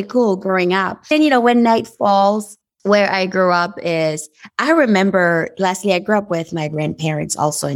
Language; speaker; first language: English; non-native, fluent; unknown